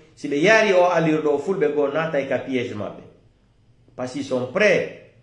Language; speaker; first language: French; non-native, local second language; Fula